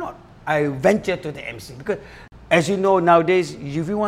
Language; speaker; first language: English; non-native, local second language; Malay